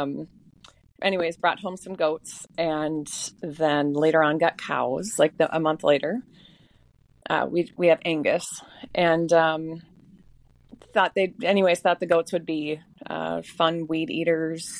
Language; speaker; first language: English; native; English